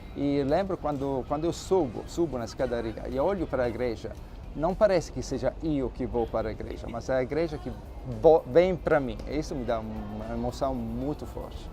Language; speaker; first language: Portuguese; non-native, fluent; Italian